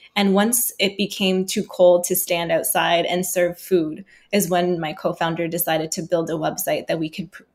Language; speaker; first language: English; native; English